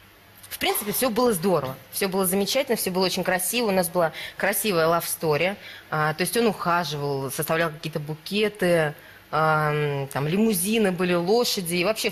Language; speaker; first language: Russian; native; Russian